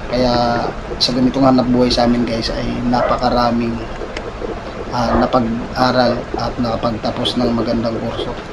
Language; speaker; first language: Filipino; non-native, local second language; Waray